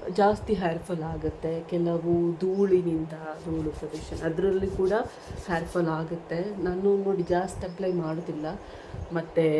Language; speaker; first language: Kannada; non-native, local second language; Tulu